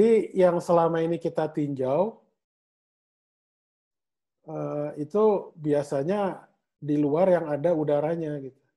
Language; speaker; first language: Indonesian; native; Indonesian